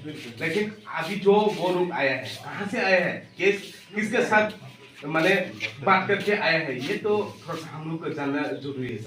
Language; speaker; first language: Hindi; non-native, local second language; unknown